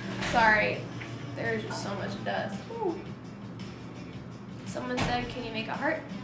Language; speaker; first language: English; early bilingual, other home language; Korean